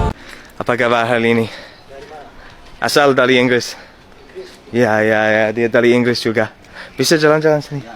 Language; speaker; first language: Indonesian; non-native, learner; English